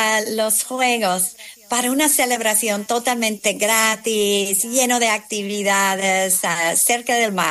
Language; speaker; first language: Spanish; non-native, fluent; English